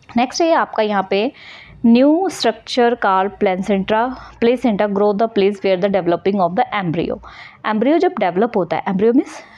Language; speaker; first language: Hindi; native; Hindi